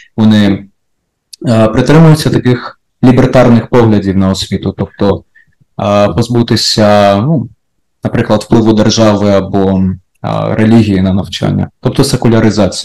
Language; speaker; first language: Ukrainian; native; Ukrainian